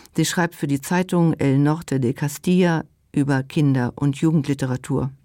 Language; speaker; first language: German; non-native, local second language; Luxembourgish